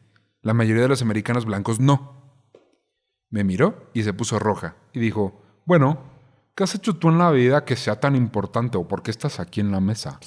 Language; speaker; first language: Spanish; native; Spanish